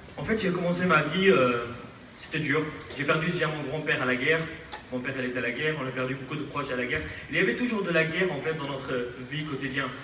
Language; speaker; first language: French; non-native, fluent; Aramaic